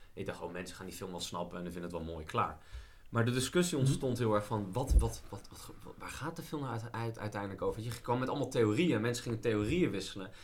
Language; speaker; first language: Dutch; native; Dutch